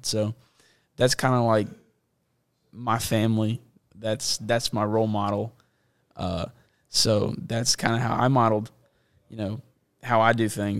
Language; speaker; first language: English; native; English